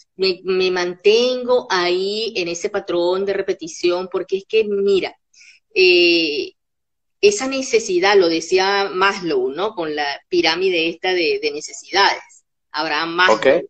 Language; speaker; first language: Spanish; native; Spanish